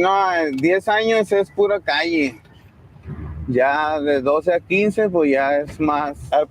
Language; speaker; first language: Spanish; native; Spanish